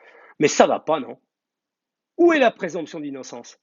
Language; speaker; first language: French; native; French